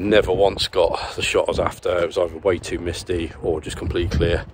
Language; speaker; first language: English; native; English